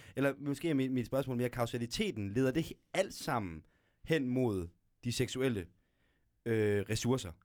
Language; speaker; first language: Danish; native; Danish